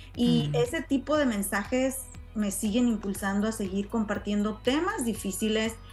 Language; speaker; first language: Spanish; native; Spanish